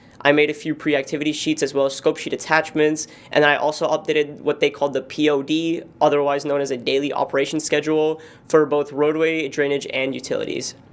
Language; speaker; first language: English; native; English